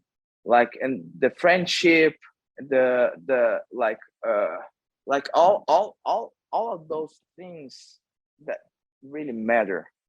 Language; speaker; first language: English; non-native, fluent; Portuguese